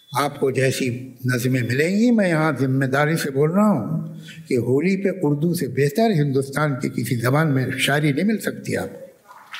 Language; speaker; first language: Urdu; native; Urdu